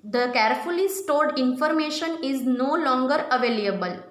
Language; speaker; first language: English; non-native, local second language; Gujarati